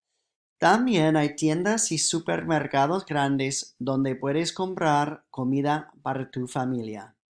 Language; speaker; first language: Spanish; non-native, fluent; English